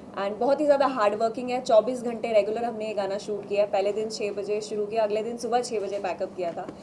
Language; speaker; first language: Hindi; non-native, local second language; Punjabi